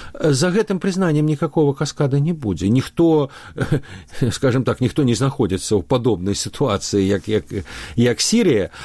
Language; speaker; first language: Belarusian; non-native, local second language; Russian